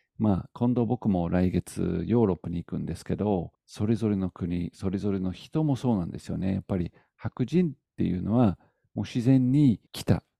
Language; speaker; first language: Japanese; non-native, fluent; English